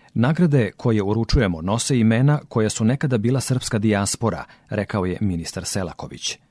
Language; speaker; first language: Serbian; native; Serbian